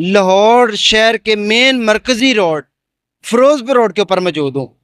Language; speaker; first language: Urdu; non-native, local second language; Punjabi